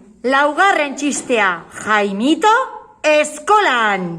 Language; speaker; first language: Basque; non-native, learner; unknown